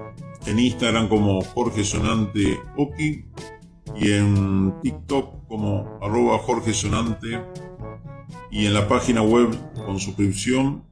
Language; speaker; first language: Spanish; native; Spanish